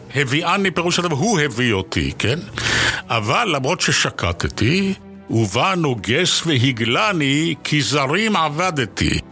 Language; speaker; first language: Hebrew; native; Hebrew